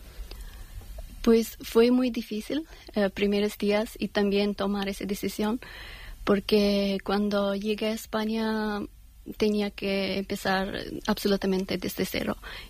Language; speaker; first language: Spanish; non-native, learner; Persian